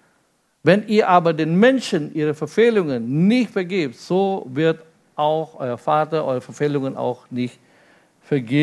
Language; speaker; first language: German; non-native, fluent; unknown